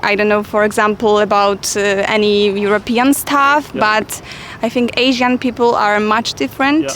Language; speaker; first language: English; non-native, fluent; Polish